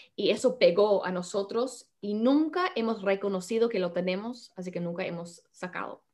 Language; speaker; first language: Spanish; non-native, fluent; English